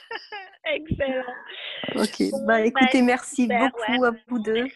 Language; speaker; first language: French; non-native, fluent; English